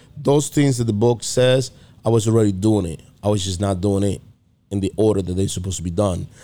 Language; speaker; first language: English; non-native, fluent; Spanish